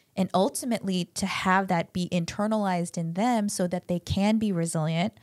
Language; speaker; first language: English; early bilingual, other home language; Korean